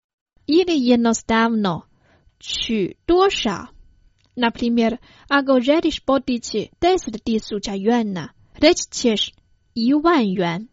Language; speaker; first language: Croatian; non-native, fluent; Chinese